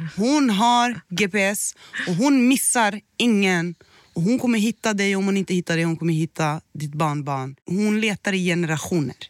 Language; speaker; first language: Swedish; early bilingual, other home language; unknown